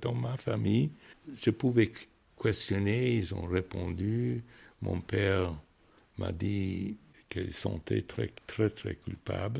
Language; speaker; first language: French; non-native, fluent; English